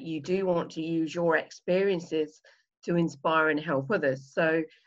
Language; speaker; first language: English; native; English